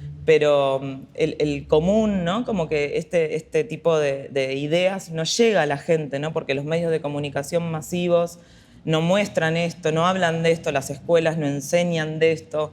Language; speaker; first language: Spanish; native; Spanish